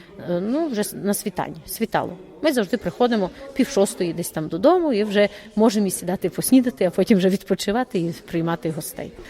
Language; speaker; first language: Ukrainian; native; Ukrainian